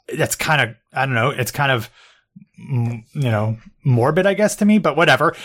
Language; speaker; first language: English; native; English